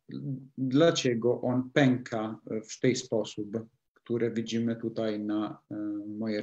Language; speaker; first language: Polish; non-native, learner; Italian